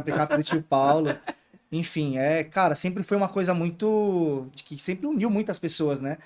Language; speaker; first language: Portuguese; native; Portuguese